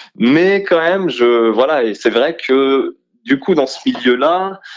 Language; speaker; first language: French; native; French